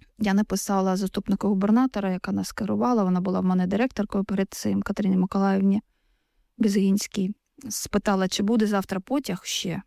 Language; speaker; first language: Ukrainian; non-native, local second language; Russian